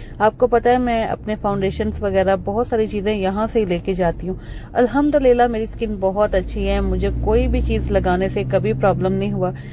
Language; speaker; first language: Urdu; non-native, local second language; Punjabi